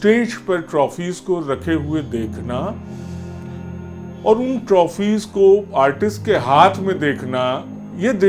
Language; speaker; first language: Hindi; native; Hindi